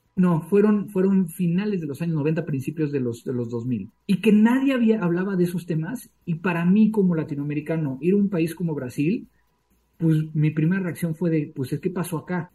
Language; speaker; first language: Spanish; native; Spanish